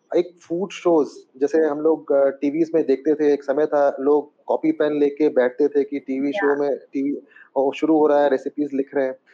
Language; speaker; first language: Hindi; native; Hindi